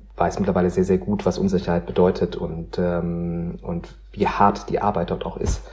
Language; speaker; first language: German; native; German